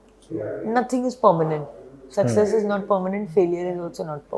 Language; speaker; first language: Telugu; non-native, learner; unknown